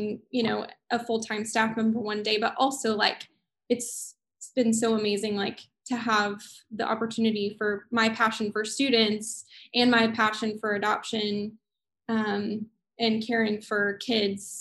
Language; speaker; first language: English; native; English